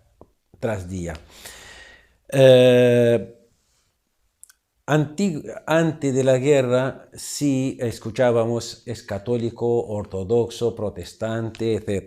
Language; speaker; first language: Spanish; non-native, fluent; Arabic